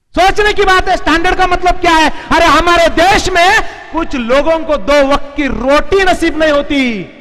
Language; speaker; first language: Hindi; non-native, local second language; Marathi